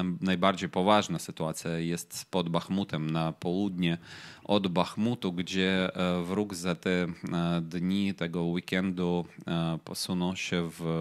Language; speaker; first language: Polish; non-native, fluent; Ukrainian